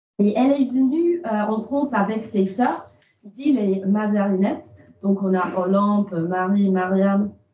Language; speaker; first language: French; non-native, fluent; English